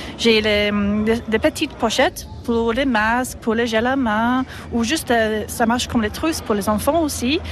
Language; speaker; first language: French; non-native, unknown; English